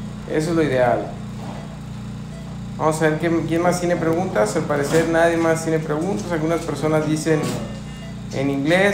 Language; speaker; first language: Spanish; native; Spanish